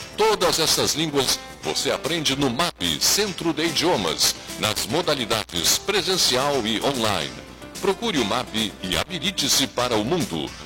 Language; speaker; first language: Portuguese; native; Portuguese